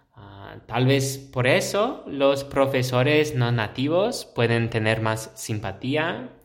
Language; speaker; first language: Spanish; non-native, fluent; English